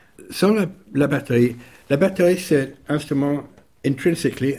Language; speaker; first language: French; non-native, learner; English